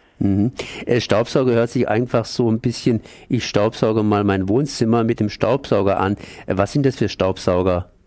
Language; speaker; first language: German; native; German